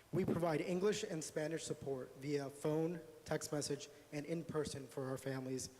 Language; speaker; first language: English; native; English